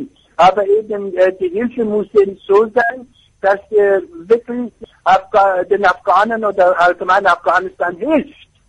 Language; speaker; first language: German; non-native, fluent; Persian